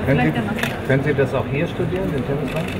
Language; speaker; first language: German; native; German